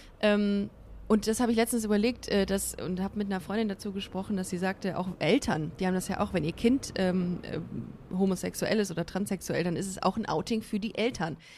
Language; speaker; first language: German; native; German